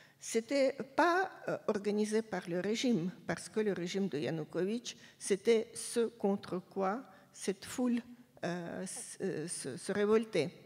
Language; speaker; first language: French; non-native, fluent; Russian